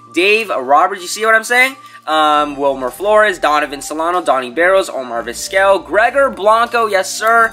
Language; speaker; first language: English; native; English